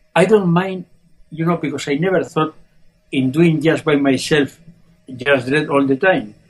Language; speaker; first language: English; non-native, fluent; Spanish